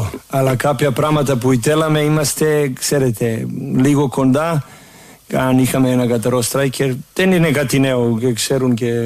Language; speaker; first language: Greek; non-native, learner; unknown